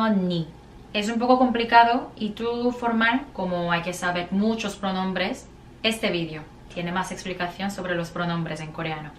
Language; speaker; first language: Spanish; non-native, fluent; Korean